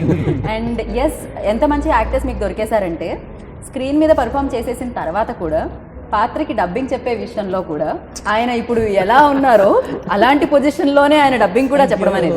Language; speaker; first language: Telugu; native; Telugu